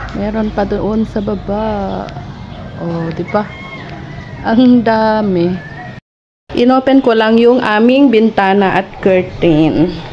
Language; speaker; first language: Filipino; non-native, local second language; Iloko